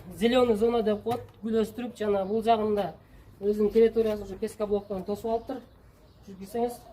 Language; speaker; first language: Kyrgyz; non-native, local second language; Uzbek